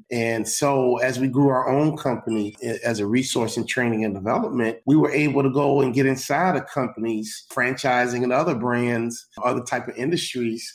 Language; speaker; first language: English; native; English